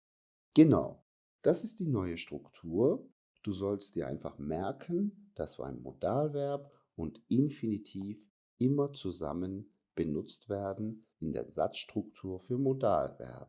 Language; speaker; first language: German; non-native, fluent; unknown